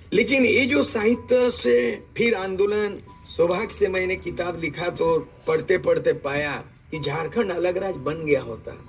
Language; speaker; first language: Hindi; non-native, local second language; Santali